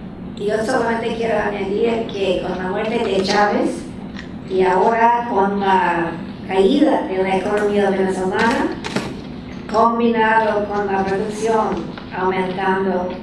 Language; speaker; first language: Spanish; non-native, fluent; English